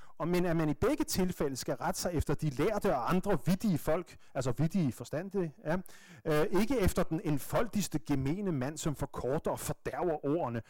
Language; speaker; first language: Danish; native; Danish